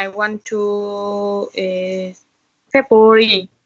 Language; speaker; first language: English; non-native, learner; Vietnamese